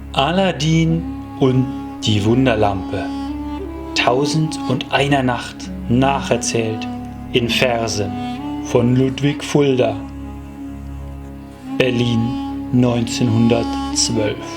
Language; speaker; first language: German; native; German